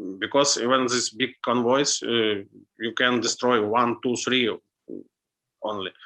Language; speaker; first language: English; non-native, learner; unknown